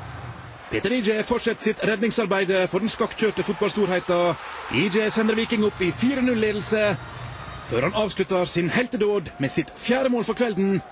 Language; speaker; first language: Norwegian; native; Norwegian